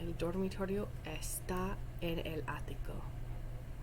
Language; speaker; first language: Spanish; non-native, fluent; English